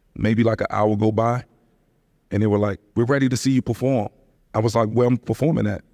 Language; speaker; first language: English; native; English